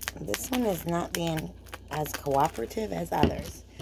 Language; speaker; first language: English; native; English